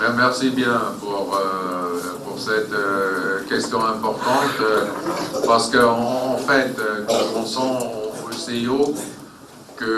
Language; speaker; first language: French; non-native, fluent; German